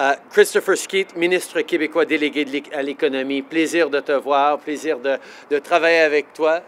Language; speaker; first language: French; native; French